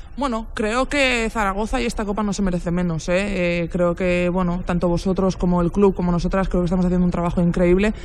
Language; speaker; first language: Spanish; native; Spanish